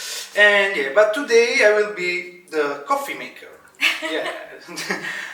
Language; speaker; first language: English; non-native, fluent; Italian